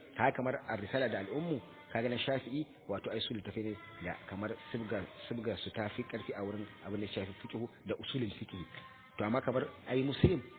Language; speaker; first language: Hausa; native; Hausa